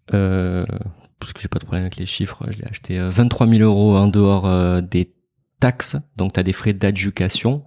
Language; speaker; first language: French; native; French